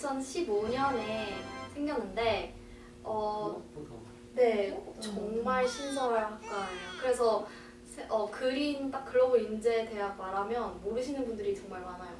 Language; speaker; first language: Korean; early bilingual, heritage; Korean